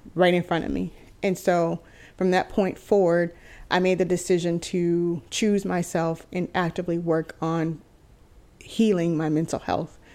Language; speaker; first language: English; native; English